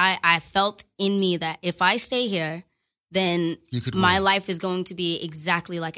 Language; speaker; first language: English; native; English